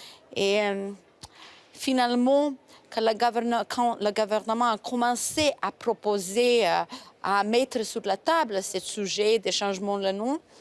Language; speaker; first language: French; non-native, fluent; Macedonian